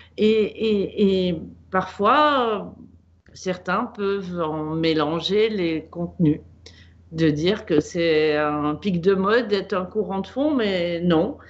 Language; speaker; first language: French; native; French